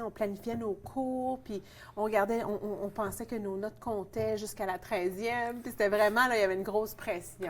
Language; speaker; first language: French; native; French